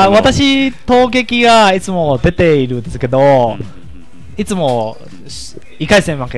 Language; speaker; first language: Japanese; non-native, learner; Chinese